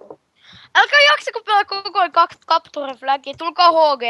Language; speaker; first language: Finnish; native; Finnish